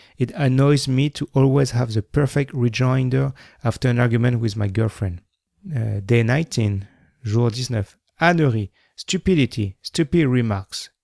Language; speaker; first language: English; non-native, fluent; French